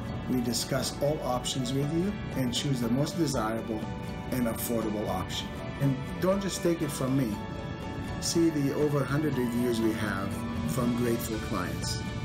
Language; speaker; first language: English; non-native, fluent; Arabic